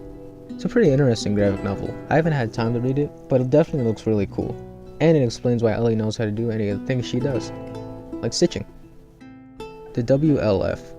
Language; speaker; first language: English; native; English